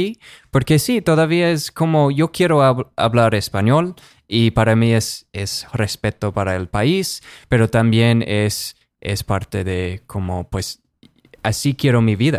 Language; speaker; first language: Spanish; non-native, fluent; English